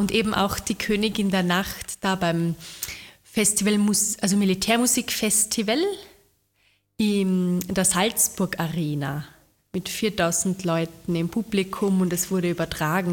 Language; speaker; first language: German; native; German